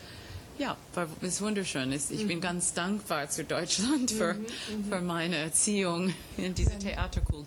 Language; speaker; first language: German; non-native, fluent; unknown